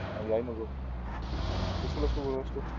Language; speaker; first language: English; non-native, learner; Nepali